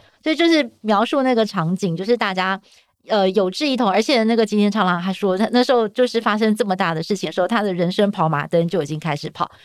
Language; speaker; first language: Chinese; native; Chinese